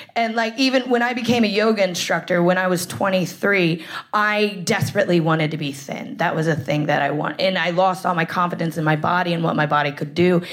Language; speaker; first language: English; native; English